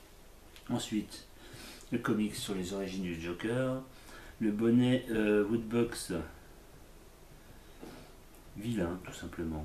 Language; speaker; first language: French; native; French